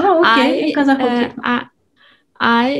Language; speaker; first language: English; non-native, learner; Tatar